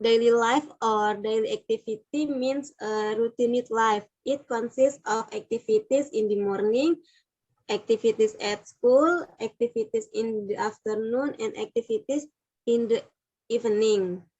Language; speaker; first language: English; non-native, learner; Indonesian